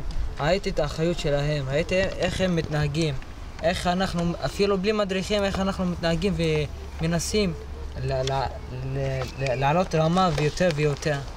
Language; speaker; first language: Hebrew; non-native, local second language; Arabic